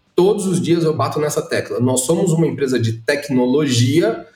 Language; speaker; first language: Portuguese; native; Portuguese